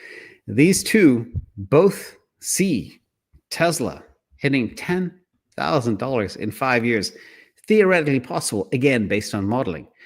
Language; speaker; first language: English; native; English